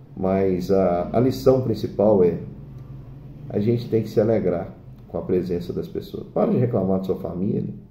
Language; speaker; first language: Portuguese; native; Portuguese